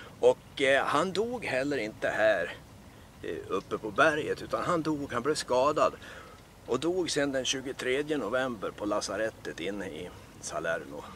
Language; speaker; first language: Swedish; native; Swedish